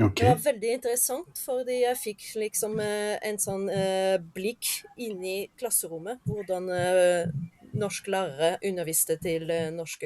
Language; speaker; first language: Norwegian; non-native, fluent; French